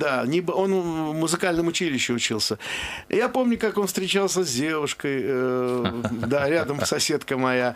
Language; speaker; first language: Russian; non-native, local second language; Azerbaijani